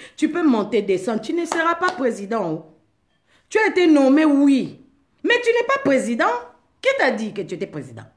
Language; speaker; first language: French; non-native, local second language; Lingala